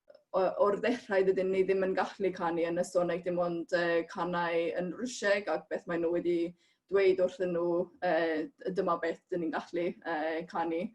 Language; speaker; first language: Welsh; non-native, fluent; Estonian